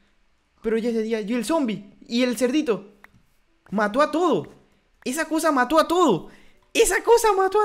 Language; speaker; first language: Spanish; native; Spanish